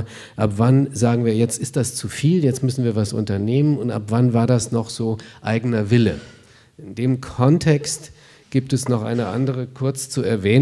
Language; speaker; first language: German; native; German